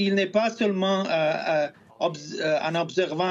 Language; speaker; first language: French; non-native, fluent; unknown